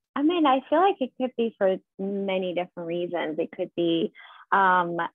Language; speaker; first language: English; non-native, fluent; Persian